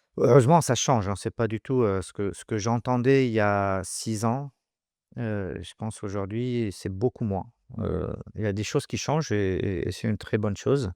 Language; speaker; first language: French; non-native, local second language; Arabic